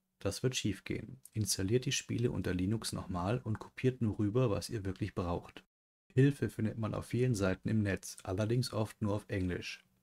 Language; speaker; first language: German; native; German